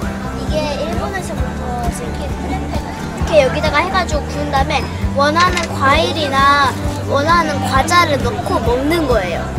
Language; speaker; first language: Korean; early bilingual, other home language; Russian